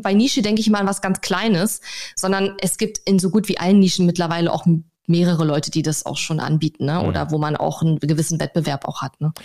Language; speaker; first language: German; native; German